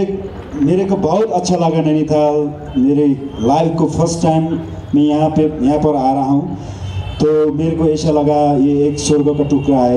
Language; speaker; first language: Hindi; non-native, learner; Nepali